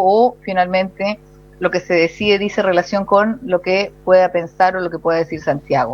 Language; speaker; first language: Spanish; native; Spanish